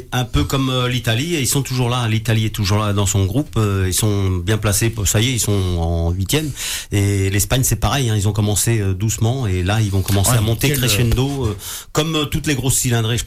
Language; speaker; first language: French; native; French